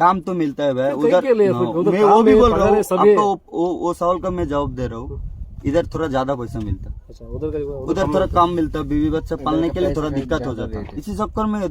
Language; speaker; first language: Hindi; non-native, learner; Bangla